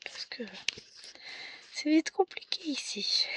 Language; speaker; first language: French; native; French